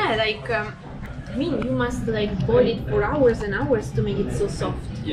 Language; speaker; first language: English; non-native, fluent; Italian